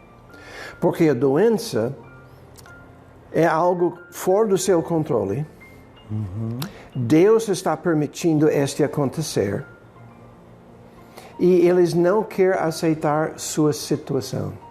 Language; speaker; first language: Portuguese; non-native, fluent; English